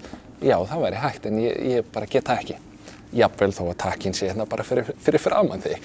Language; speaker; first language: Icelandic; non-native, fluent; Danish